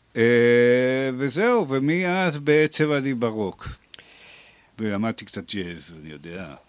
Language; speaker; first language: Hebrew; native; Hebrew